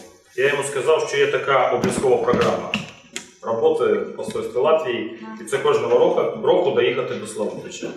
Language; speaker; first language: Ukrainian; non-native, fluent; Latvian